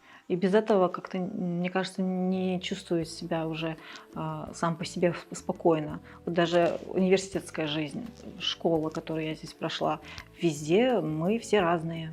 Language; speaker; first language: Russian; early bilingual, other home language; Georgian